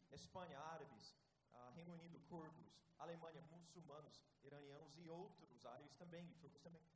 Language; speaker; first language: Portuguese; non-native, fluent; English